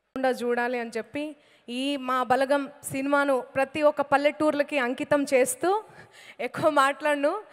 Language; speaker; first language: Telugu; native; Telugu